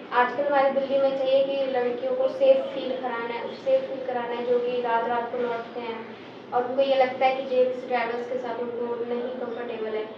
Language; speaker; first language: Hindi; native; Hindi